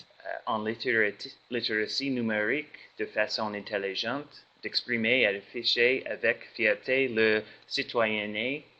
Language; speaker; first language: French; non-native, learner; English